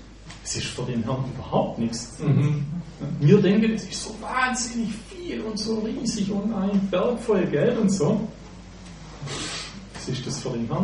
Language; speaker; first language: German; native; German